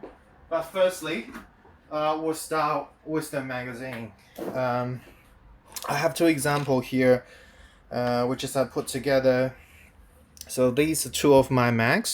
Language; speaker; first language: English; non-native, fluent; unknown